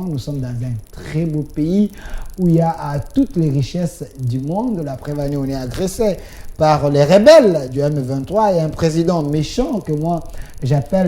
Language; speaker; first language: French; non-native, local second language; Lingala